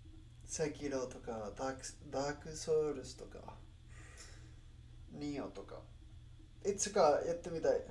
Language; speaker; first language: Japanese; non-native, learner; Spanish